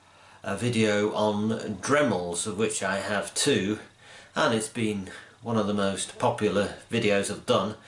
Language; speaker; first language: English; native; English